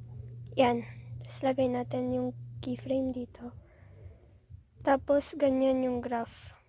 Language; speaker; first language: Filipino; native; Filipino